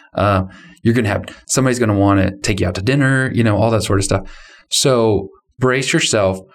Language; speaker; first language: English; native; English